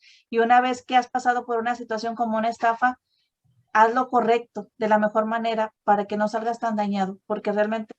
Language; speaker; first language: Spanish; native; Spanish